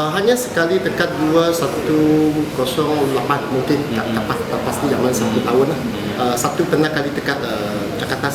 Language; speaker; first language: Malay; non-native, local second language; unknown